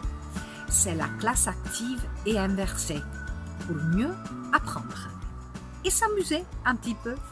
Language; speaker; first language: French; non-native, fluent; Italian